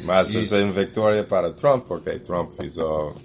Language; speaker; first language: Portuguese; non-native, fluent; English